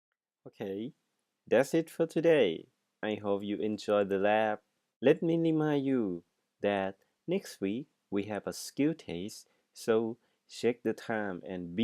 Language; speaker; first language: English; non-native, fluent; Thai